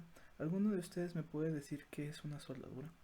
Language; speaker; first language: Spanish; native; Spanish